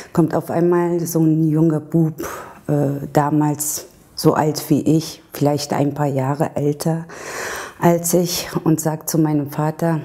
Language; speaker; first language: German; early bilingual, other home language; Turkish